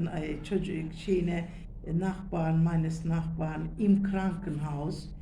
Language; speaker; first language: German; non-native, learner; Turkish